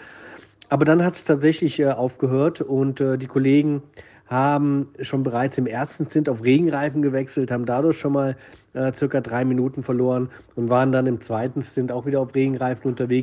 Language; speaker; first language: German; native; German